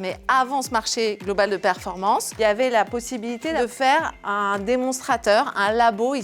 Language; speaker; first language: French; native; French